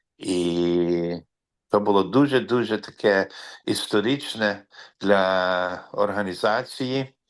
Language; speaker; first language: Ukrainian; early bilingual, heritage; Ukrainian